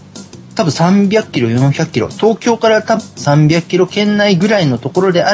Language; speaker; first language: Japanese; native; Japanese